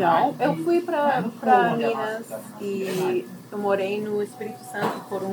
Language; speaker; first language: Portuguese; early bilingual, heritage; Portuguese